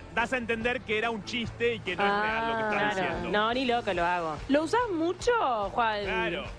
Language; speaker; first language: Spanish; native; Spanish